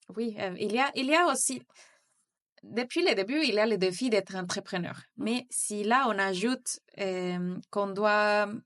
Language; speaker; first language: French; non-native, fluent; Spanish